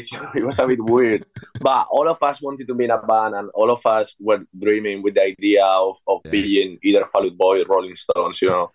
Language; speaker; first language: English; non-native, fluent; Spanish